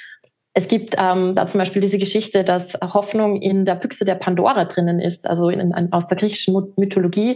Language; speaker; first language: German; native; German